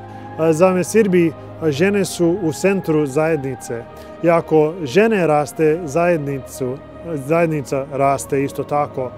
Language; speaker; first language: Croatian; non-native, learner; English